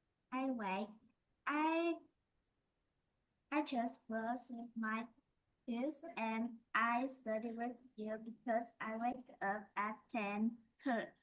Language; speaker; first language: English; non-native, learner; Vietnamese